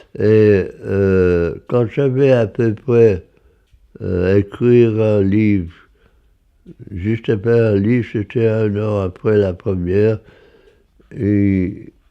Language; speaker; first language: French; non-native, fluent; English